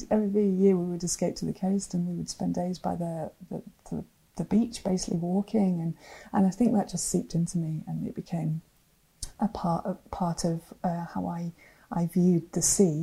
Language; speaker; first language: English; native; English